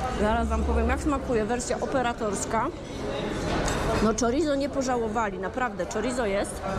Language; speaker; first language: Polish; native; Polish